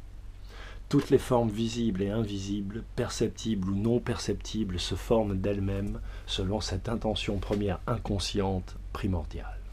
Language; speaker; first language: French; native; French